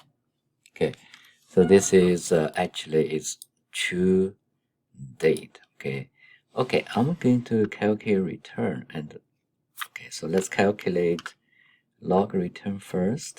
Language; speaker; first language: English; non-native, fluent; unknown